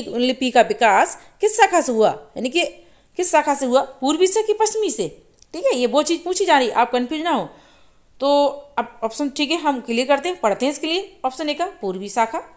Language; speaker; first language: Hindi; native; Hindi